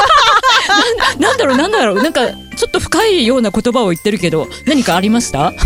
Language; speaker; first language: Japanese; native; Japanese